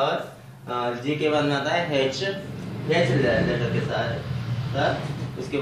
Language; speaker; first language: Hindi; non-native, local second language; Kannada